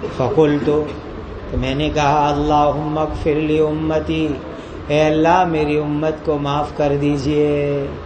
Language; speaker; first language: Urdu; non-native, local second language; Gujarati